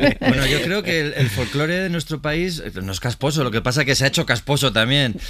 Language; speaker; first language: Spanish; native; Spanish